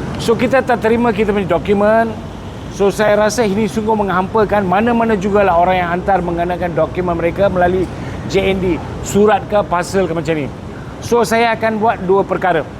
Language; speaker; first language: Malay; non-native, local second language; Tamil